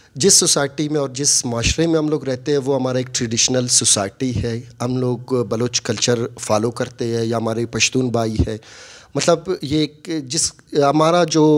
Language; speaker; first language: Urdu; non-native, local second language; Baluchi